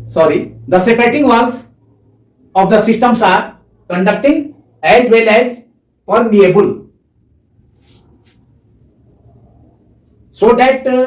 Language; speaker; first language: English; non-native, local second language; Hindi